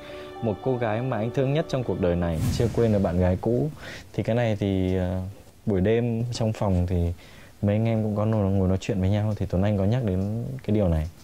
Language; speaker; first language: Vietnamese; native; Vietnamese